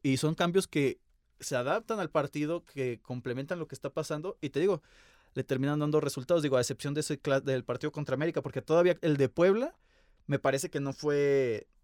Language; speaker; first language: Spanish; native; Spanish